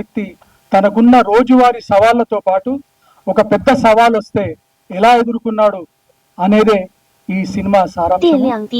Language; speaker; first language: Telugu; native; Telugu